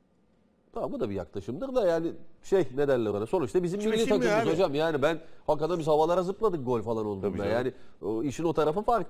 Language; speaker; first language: Turkish; native; Turkish